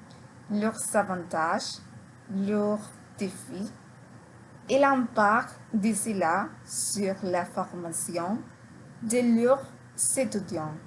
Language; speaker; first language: French; non-native, learner; Spanish